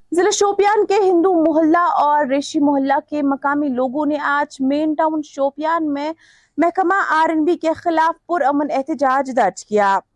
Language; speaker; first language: Urdu; non-native, local second language; Kashmiri